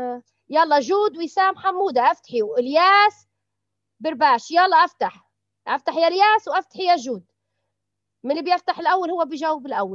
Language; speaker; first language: Arabic; native; Arabic